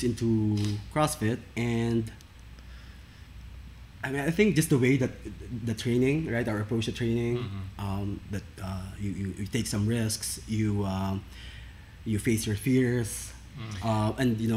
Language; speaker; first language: English; non-native, local second language; Filipino